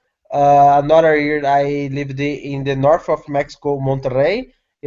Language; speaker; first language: English; non-native, learner; Portuguese